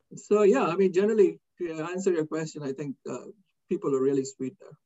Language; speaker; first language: English; non-native, local second language; Kannada